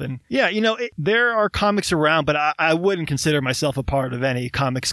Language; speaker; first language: English; native; English